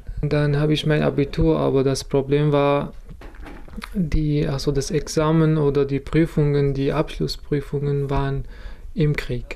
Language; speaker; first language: German; non-native, fluent; Kurdish